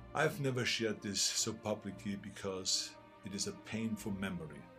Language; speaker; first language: English; non-native, fluent; German